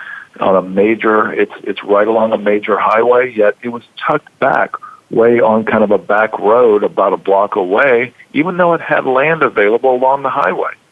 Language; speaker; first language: English; native; English